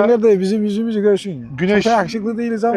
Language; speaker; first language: Turkish; non-native, fluent; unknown